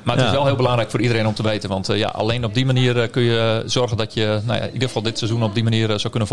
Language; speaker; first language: Dutch; native; Dutch